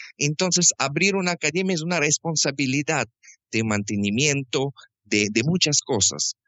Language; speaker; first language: Spanish; non-native, fluent; Russian